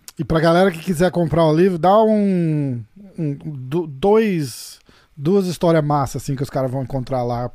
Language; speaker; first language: Portuguese; native; Portuguese